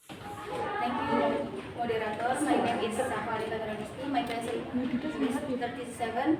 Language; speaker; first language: English; non-native, learner; Indonesian